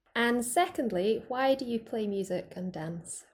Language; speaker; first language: English; native; English